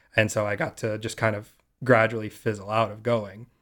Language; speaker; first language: English; native; English